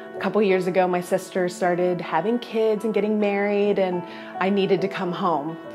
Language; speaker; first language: English; native; English